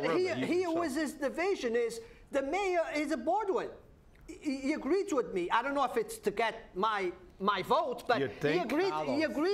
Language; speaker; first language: English; non-native, fluent; Portuguese